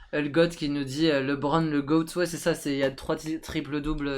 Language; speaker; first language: French; native; French